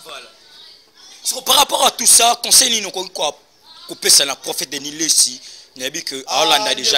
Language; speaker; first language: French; non-native, local second language; Lingala